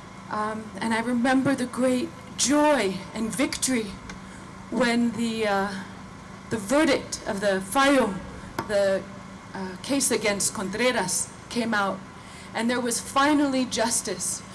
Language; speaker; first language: English; native; English